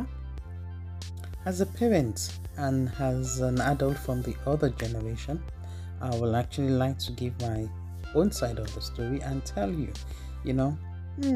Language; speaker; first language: English; non-native, local second language; Yoruba